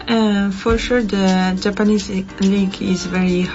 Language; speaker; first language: English; non-native, fluent; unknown